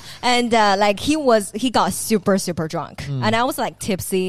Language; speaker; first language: English; non-native, fluent; Chinese